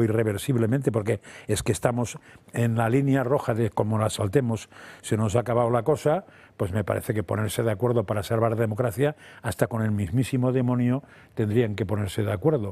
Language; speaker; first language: Spanish; native; Spanish